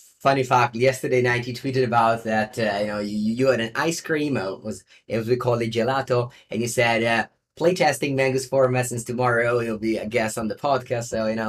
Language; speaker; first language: English; non-native, fluent; Italian